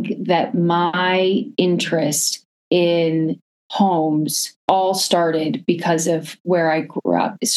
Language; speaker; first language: English; native; English